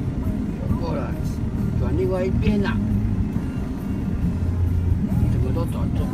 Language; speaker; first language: Chinese; native; Chinese